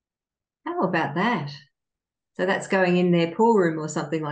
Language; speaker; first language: English; native; English